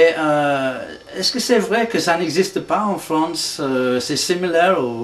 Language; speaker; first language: French; non-native, fluent; English